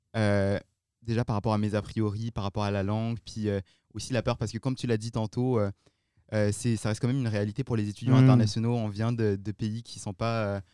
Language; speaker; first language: French; non-native, local second language; Malagasy